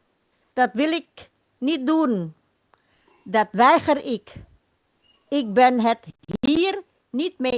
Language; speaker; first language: Dutch; non-native, fluent; Indonesian